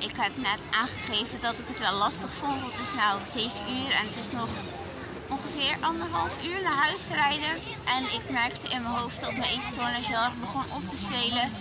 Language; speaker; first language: Dutch; native; Dutch